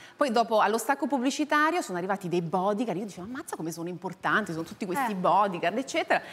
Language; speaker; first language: Italian; native; Italian